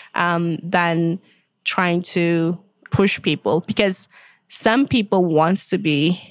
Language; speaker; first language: English; non-native, fluent; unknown